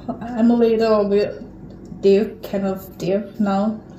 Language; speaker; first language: English; non-native, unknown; Indonesian